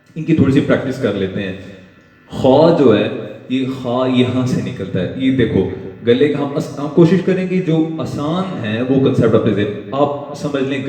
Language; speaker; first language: Urdu; non-native, local second language; Punjabi